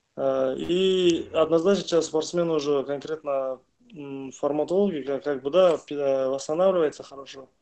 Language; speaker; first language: Russian; non-native, local second language; Kazakh